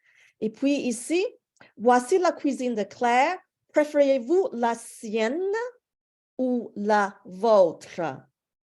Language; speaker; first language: French; non-native, fluent; English